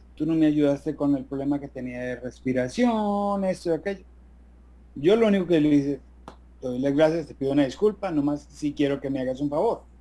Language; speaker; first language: Spanish; native; Spanish